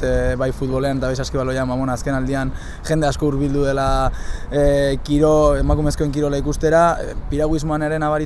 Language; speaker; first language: Basque; native; Basque